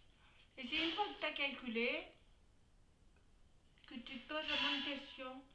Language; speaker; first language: French; native; French